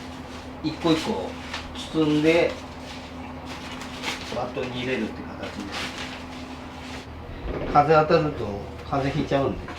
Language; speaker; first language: Japanese; native; Japanese